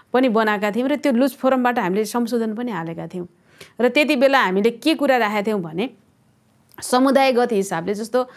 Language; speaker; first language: Nepali; native; Nepali